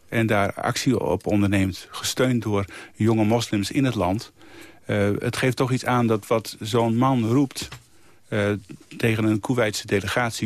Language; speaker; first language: Dutch; native; Dutch